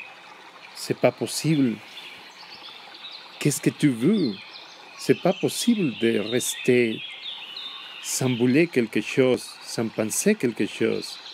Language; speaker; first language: French; non-native, learner; Spanish